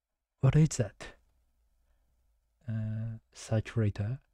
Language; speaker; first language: English; non-native, learner; Japanese